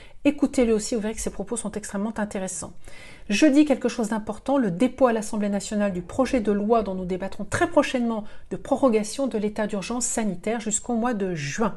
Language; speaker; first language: French; native; French